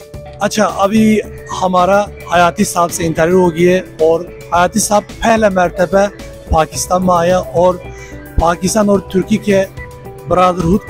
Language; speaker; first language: Hindi; non-native, learner; Turkish